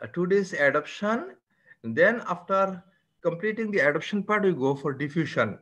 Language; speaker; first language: English; non-native, local second language; Bangla